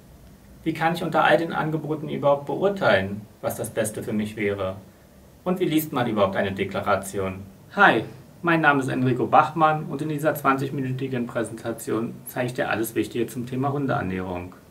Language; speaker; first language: German; native; German